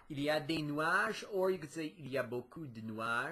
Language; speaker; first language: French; non-native, learner; English